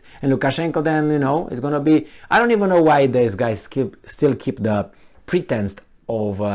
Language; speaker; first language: English; non-native, fluent; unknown